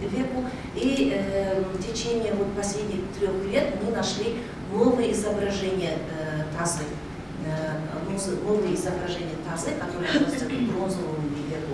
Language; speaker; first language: Russian; non-native, local second language; Kazakh